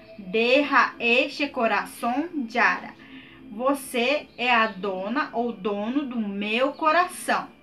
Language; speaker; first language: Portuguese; non-native, local second language; Guarani